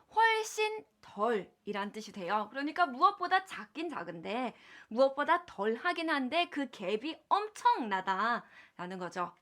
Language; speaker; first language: Korean; early bilingual, heritage; Korean